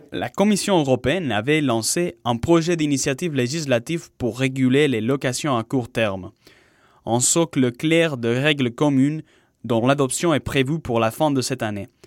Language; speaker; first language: French; non-native, fluent; Spanish